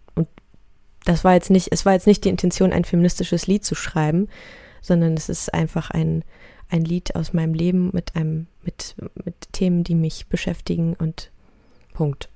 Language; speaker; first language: German; early bilingual, other home language; Russian